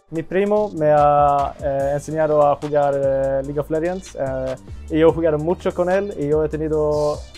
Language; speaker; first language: Spanish; early bilingual, heritage; Swedish